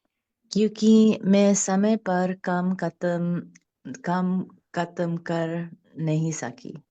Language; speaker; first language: Hindi; non-native, learner; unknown